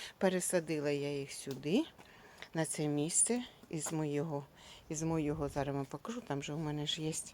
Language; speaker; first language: Ukrainian; native; Ukrainian